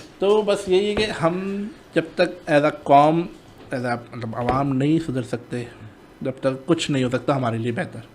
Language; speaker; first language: Urdu; native; Urdu